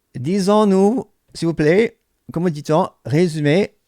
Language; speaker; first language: French; non-native, learner; English